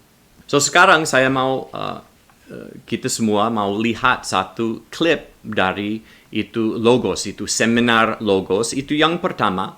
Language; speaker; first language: Indonesian; non-native, learner; English